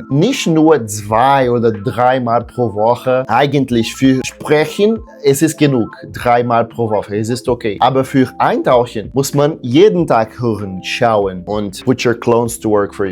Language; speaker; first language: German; non-native, learner; Portuguese